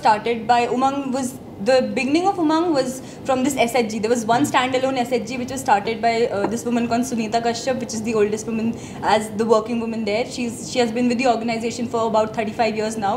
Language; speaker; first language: English; non-native, local second language; Hindi